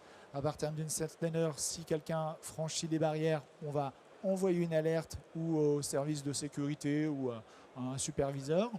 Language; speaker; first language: French; native; French